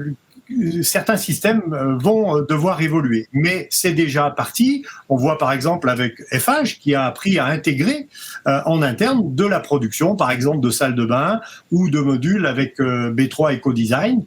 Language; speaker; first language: French; native; French